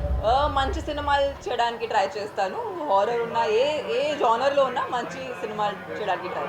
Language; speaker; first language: Telugu; non-native, fluent; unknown